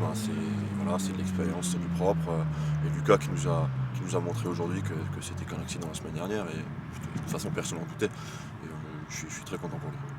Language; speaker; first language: French; native; French